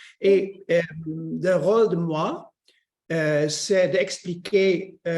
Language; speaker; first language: French; non-native, learner; Dutch